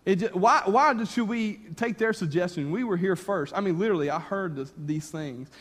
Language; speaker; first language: English; native; English